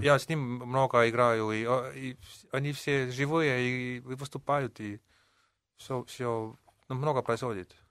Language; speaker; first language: Russian; non-native, local second language; Estonian